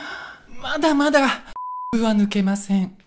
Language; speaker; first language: Japanese; early bilingual, other home language; Russian